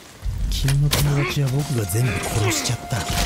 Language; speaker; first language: Japanese; native; Japanese